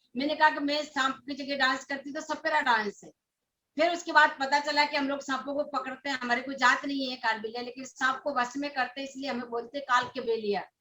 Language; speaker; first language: Hindi; non-native, local second language; Rajasthani